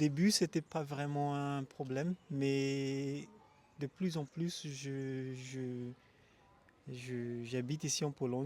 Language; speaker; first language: French; non-native, local second language; Malagasy